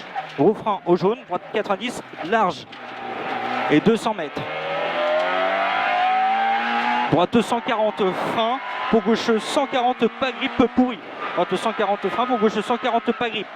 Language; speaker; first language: French; native; French